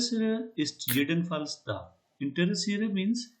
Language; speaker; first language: German; non-native, learner; Hindi